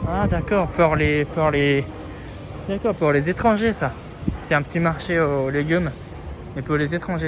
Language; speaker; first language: French; non-native, fluent; Japanese